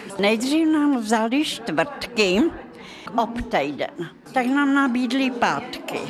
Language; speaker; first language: Czech; non-native, fluent; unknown